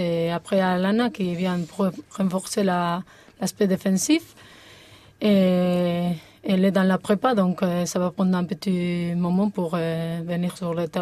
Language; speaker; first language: French; non-native, fluent; Spanish